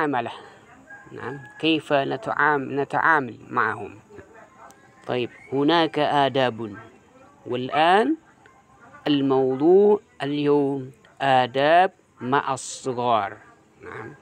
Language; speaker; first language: Arabic; non-native, fluent; Indonesian